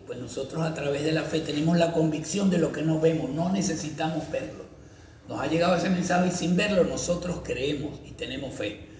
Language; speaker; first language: Spanish; native; Spanish